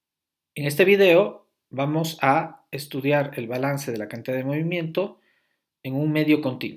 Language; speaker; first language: Spanish; native; Spanish